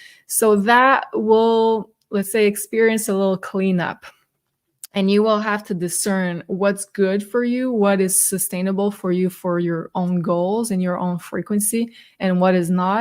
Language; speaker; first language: English; non-native, fluent; French